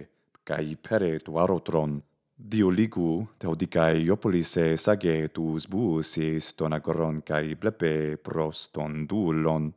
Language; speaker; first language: Greek; non-native, fluent; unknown